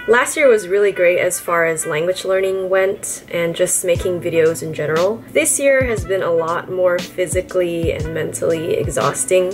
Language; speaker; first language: English; native; English